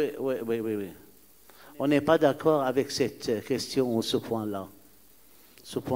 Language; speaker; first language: French; non-native, fluent; Arabic